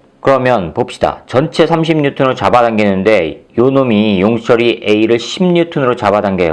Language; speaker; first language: Korean; native; Korean